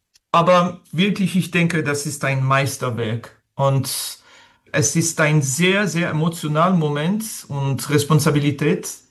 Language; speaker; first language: German; non-native, learner; French